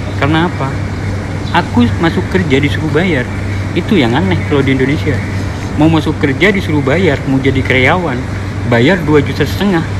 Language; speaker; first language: Indonesian; native; Indonesian